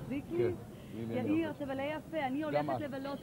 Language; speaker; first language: Hebrew; native; Hebrew